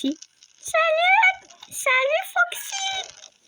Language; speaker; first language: French; native; French